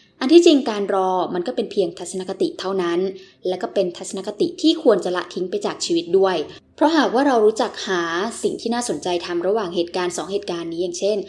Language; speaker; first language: Thai; native; Thai